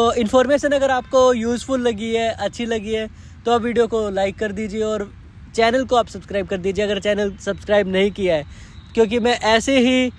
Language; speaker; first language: Hindi; native; Hindi